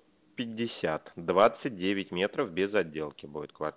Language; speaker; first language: Russian; native; Russian